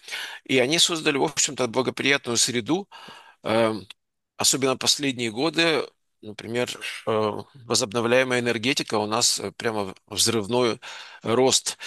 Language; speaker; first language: Russian; native; Russian